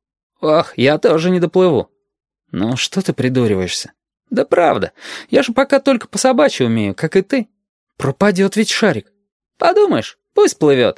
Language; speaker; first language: Russian; native; Russian